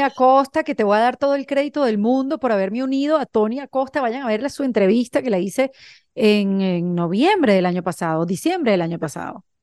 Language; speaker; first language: Spanish; native; Spanish